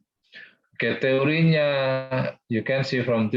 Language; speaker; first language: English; non-native, fluent; Indonesian